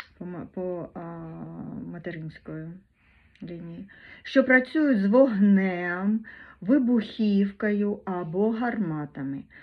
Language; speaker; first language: Ukrainian; non-native, local second language; Russian